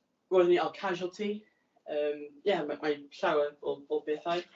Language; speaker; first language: Welsh; non-native, learner; English